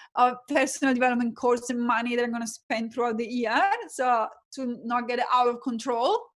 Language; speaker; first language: English; non-native, fluent; Italian